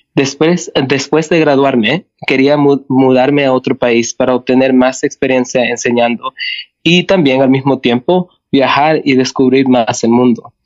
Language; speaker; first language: Spanish; early bilingual, other home language; English